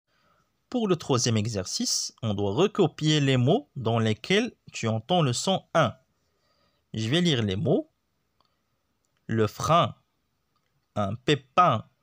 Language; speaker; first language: French; non-native, local second language; Arabic